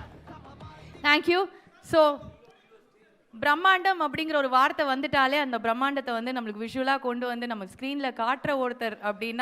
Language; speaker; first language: Tamil; native; Tamil